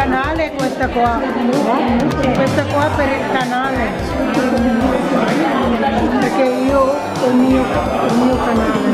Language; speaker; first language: Italian; non-native, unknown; Filipino